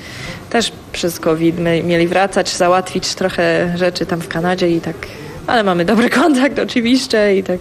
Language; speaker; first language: Polish; non-native, fluent; English